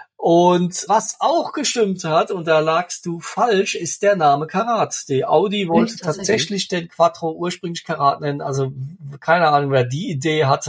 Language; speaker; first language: German; native; German